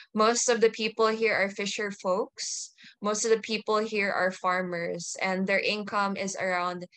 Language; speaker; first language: English; native; English